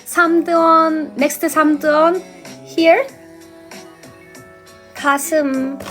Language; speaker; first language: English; non-native, learner; Korean